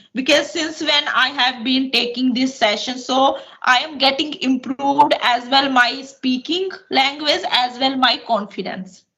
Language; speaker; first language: English; non-native, local second language; Hindi